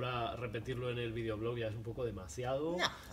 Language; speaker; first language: Spanish; non-native, learner; English